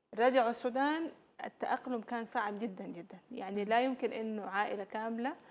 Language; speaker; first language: Arabic; native; Arabic